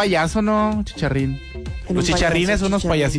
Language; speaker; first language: Spanish; native; Spanish